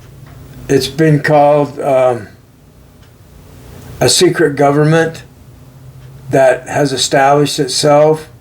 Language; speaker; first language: English; native; English